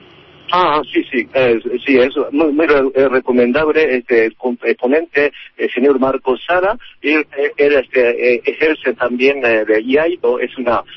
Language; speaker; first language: Spanish; non-native, learner; Japanese